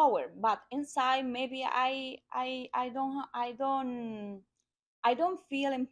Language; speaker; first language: English; non-native, learner; Spanish